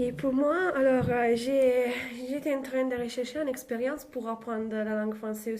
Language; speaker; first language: French; non-native, learner; Italian